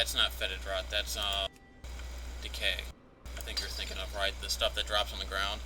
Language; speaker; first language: English; native; English